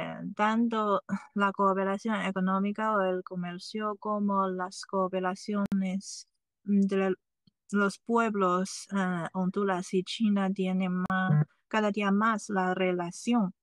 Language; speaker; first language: Spanish; non-native, fluent; Chinese